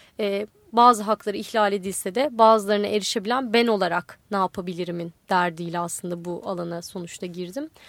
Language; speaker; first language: Turkish; native; Turkish